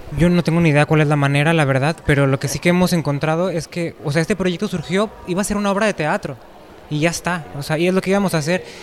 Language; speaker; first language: Spanish; native; Spanish